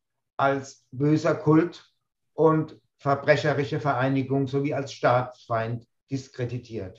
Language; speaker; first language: German; native; German